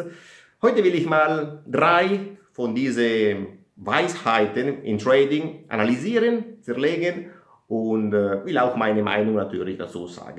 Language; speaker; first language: German; non-native, fluent; Italian